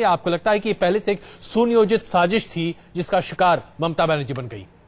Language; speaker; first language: Hindi; native; Hindi